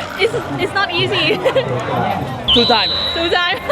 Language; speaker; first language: English; non-native, learner; Thai